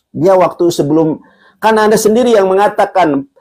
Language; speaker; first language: Indonesian; native; Indonesian